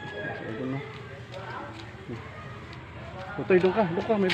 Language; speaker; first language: Filipino; native; Filipino